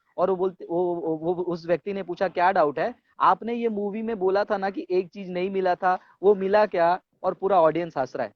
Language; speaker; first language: Hindi; non-native, local second language; Tamil